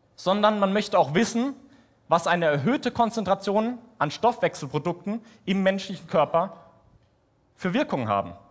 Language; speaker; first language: German; native; German